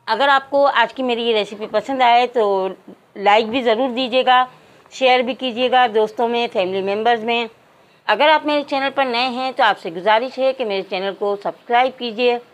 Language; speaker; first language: Urdu; native; Urdu